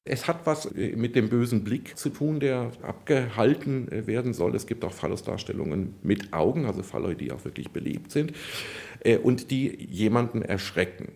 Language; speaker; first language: German; native; German